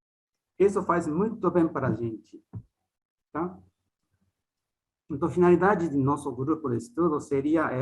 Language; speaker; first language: Portuguese; non-native, fluent; Japanese